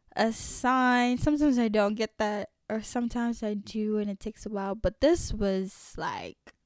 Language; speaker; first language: English; early bilingual, other home language; French